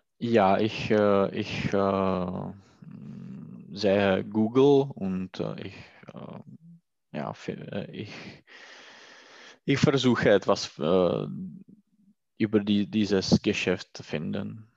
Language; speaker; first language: German; non-native, learner; Czech